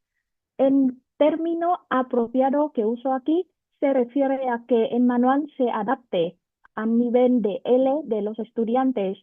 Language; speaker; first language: Spanish; non-native, fluent; Vietnamese